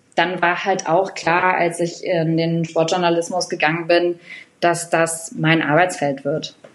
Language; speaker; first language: German; native; German